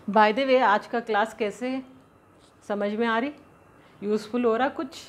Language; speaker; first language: Hindi; non-native, local second language; Telugu